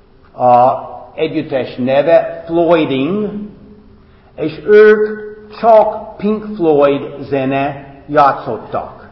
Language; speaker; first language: Hungarian; non-native, fluent; English